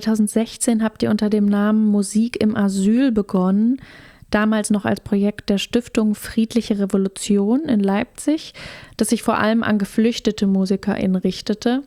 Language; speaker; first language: German; native; German